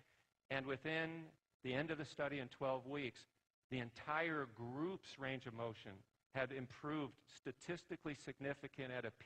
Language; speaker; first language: English; native; English